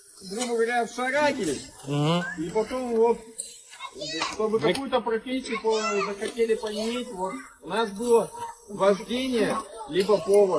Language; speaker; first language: Russian; native; Russian